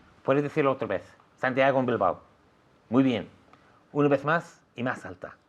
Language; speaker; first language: Spanish; non-native, fluent; English